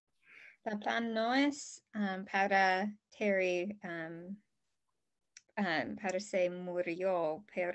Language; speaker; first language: Spanish; non-native, learner; English